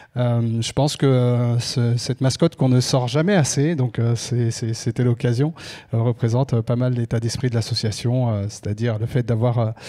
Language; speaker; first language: French; native; French